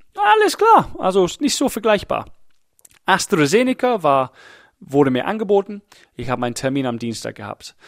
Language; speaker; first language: German; non-native, fluent; English